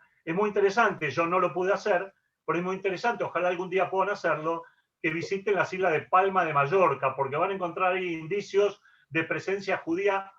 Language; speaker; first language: Spanish; native; Spanish